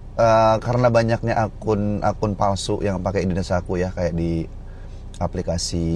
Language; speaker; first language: Indonesian; native; Indonesian